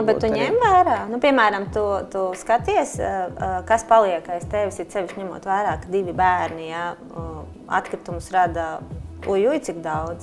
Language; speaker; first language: Latvian; native; Latvian